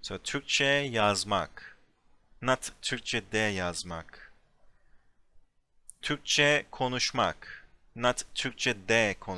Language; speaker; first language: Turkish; non-native, fluent; English